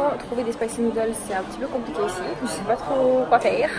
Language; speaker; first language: French; early bilingual, other home language; Arabic